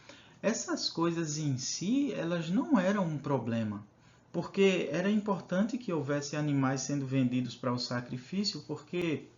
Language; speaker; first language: Portuguese; native; Portuguese